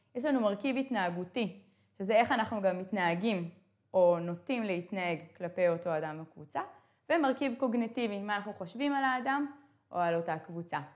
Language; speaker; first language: Hebrew; native; Hebrew